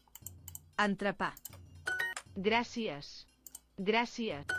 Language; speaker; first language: Catalan; non-native, learner; English